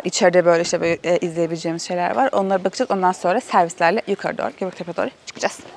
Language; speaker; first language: Turkish; native; Turkish